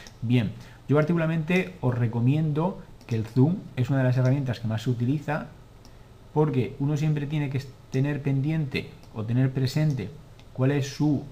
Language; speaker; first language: Spanish; native; Spanish